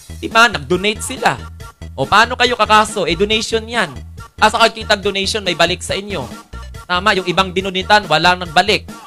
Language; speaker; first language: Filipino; non-native, local second language; Cebuano